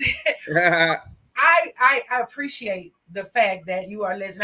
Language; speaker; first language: English; native; English